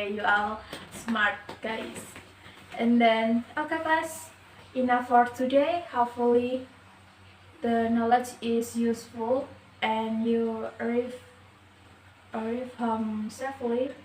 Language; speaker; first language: English; non-native, learner; Indonesian